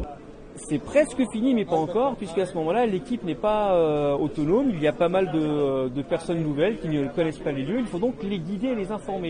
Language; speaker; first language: French; native; French